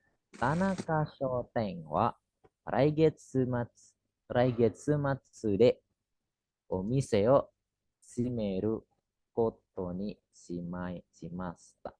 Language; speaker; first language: Japanese; non-native, fluent; Indonesian